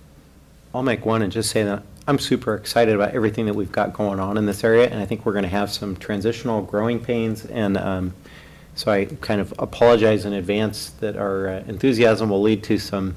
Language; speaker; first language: English; native; English